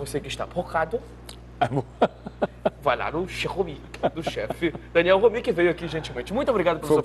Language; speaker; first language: Portuguese; native; Portuguese